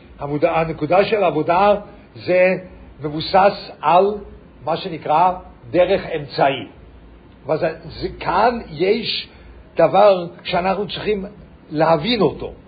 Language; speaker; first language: Hebrew; non-native, fluent; English